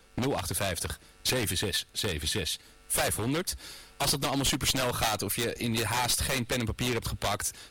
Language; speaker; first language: Dutch; native; Dutch